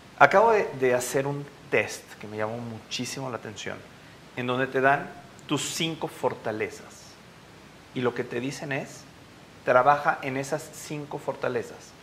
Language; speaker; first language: Spanish; native; Spanish